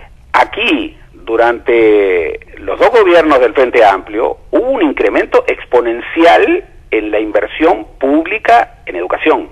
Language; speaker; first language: Spanish; native; Spanish